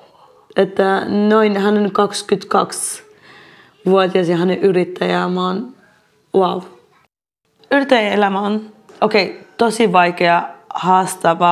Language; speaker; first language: Finnish; non-native, fluent; Arabic